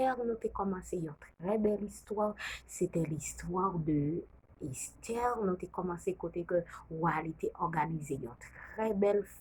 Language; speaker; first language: French; non-native, local second language; Haitian Creole